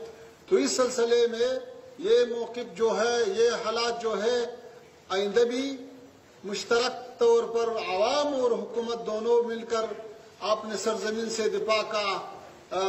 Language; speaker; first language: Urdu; non-native, fluent; Pashto